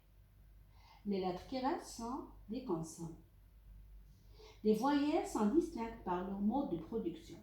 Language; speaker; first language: French; non-native, local second language; Arabic